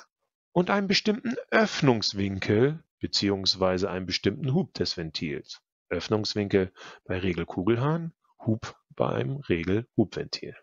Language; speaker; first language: German; native; German